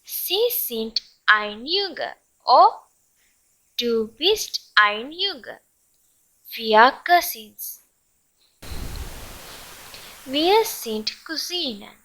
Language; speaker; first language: German; non-native, learner; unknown